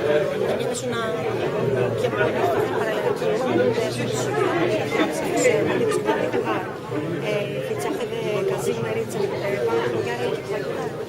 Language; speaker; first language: Spanish; non-native, learner; Greek